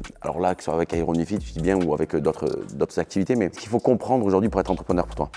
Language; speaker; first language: French; native; French